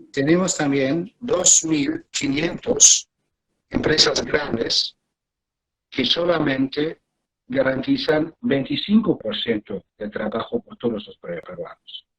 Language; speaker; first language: Spanish; non-native, fluent; German